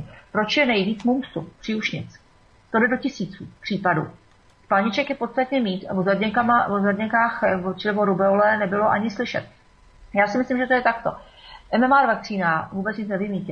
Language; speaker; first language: Czech; native; Czech